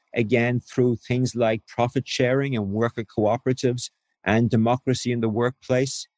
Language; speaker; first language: English; native; English